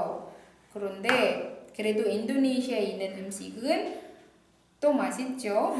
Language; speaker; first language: Korean; non-native, fluent; Indonesian